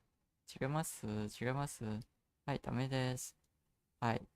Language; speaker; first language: Japanese; non-native, learner; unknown